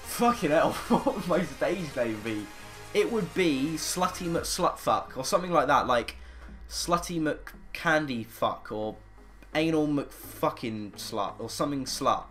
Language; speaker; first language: English; native; English